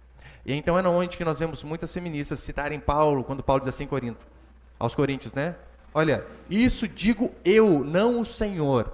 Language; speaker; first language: Portuguese; native; Portuguese